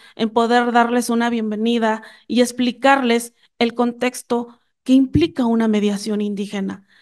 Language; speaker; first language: Spanish; non-native, local second language; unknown